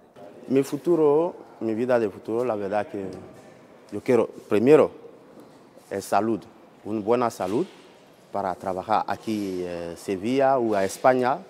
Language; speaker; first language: Spanish; non-native, learner; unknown